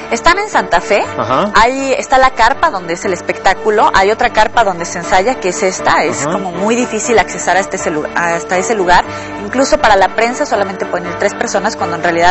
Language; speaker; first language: Spanish; native; Spanish